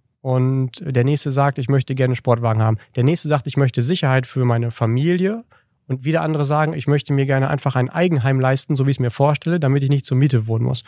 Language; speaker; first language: German; native; German